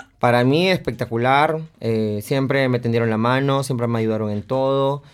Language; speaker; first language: Spanish; native; Spanish